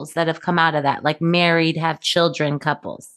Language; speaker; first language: English; native; English